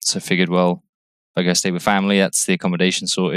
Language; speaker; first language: English; native; English